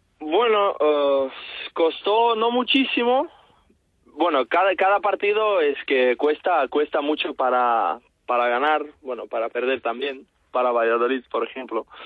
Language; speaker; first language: Spanish; non-native, learner; Russian